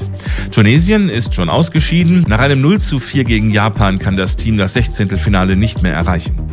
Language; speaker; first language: German; native; German